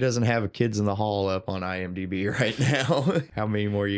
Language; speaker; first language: English; native; English